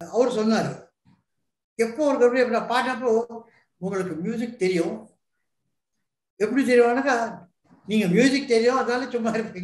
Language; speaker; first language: Tamil; non-native, local second language; Telugu